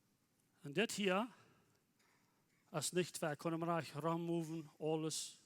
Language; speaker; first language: German; non-native, learner; Plautdietsch